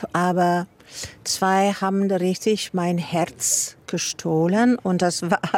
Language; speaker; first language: German; non-native, fluent; Dutch